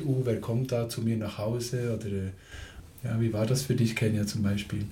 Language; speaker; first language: German; native; German